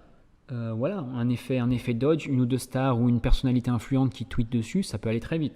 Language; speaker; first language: French; native; French